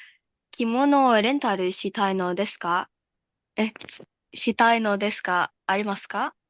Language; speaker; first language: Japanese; non-native, learner; Indonesian